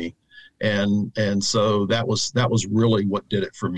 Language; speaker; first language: English; native; English